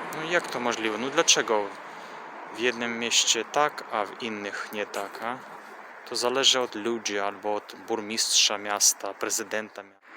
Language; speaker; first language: Polish; non-native, fluent; Ukrainian